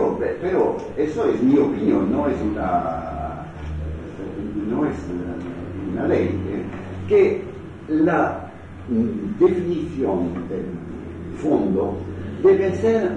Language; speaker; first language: Spanish; non-native, fluent; French